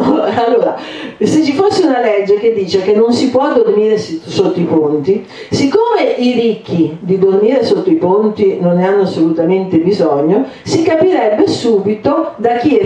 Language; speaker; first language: Italian; native; Italian